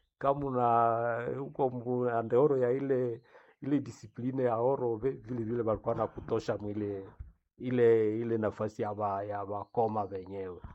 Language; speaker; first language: Swahili; non-native, local second language; Nande